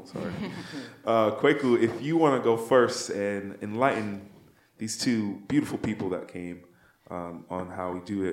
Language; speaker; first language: English; native; English